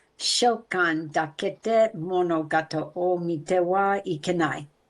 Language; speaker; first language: Japanese; non-native, learner; English